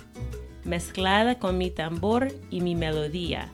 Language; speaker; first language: Spanish; non-native, fluent; English